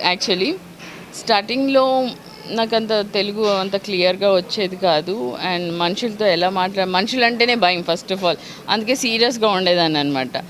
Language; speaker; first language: Telugu; non-native, local second language; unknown